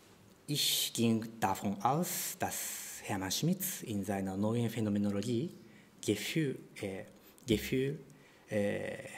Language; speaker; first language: German; non-native, fluent; Japanese